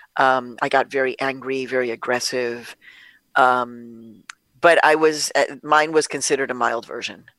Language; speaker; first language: English; early bilingual, other home language; Spanish